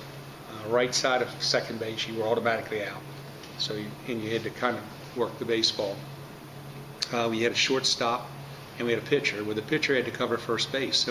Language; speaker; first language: English; native; English